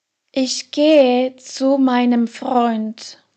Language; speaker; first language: German; non-native, fluent; Slovak